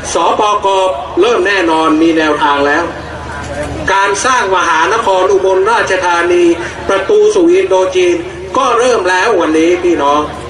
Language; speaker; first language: Thai; native; Thai